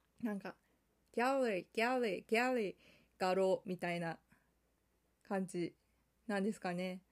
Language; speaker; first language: Japanese; non-native, fluent; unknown